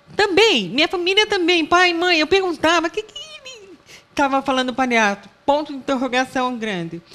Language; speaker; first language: Portuguese; non-native, local second language; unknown